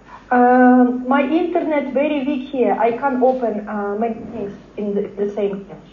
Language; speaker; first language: English; non-native, learner; Russian